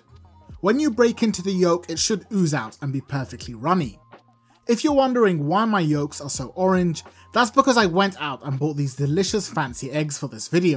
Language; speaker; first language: English; native; English